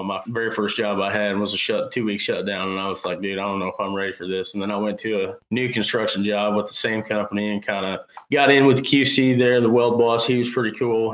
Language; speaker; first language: English; native; English